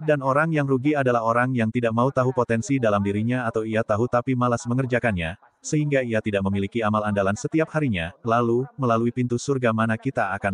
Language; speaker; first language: Indonesian; native; Indonesian